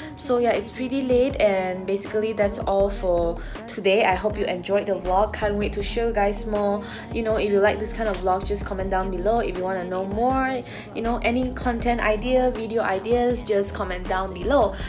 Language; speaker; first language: English; non-native, local second language; Chinese